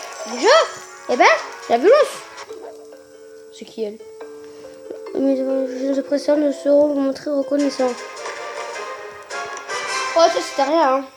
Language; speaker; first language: French; native; French